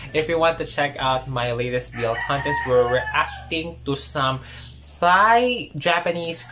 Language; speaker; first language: English; non-native, local second language; Filipino